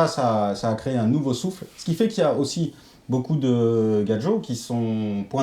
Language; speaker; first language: French; native; French